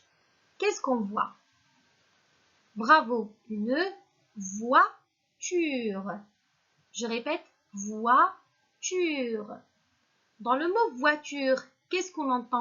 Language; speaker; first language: French; non-native, local second language; Arabic